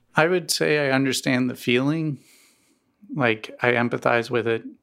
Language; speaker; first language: English; native; English